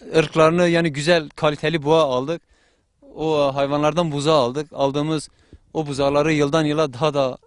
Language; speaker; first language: Turkish; native; Turkish